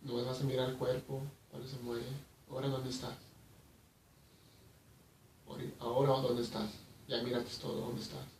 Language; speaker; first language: Spanish; early bilingual, heritage; Spanish